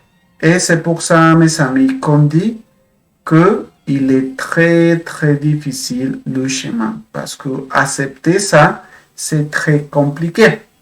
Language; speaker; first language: French; non-native, fluent; Spanish